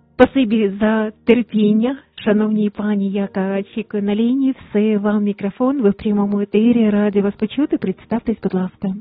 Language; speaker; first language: Ukrainian; native; Ukrainian